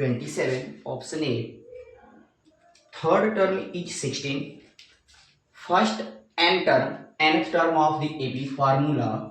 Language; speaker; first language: English; non-native, local second language; Hindi